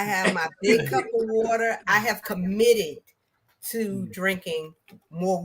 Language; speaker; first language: English; native; English